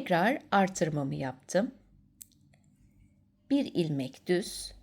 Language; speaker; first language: Turkish; native; Turkish